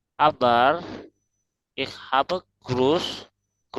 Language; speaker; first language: German; non-native, learner; Indonesian